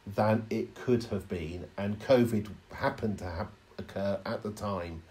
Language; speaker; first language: English; native; English